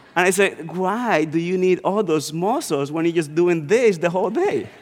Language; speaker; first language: English; non-native, fluent; Spanish